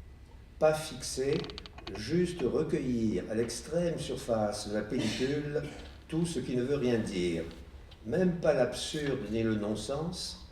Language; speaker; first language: French; native; French